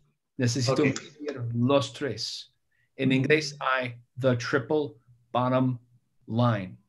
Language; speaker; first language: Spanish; non-native, learner; English